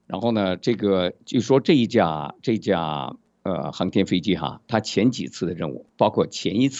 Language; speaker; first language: Chinese; native; Chinese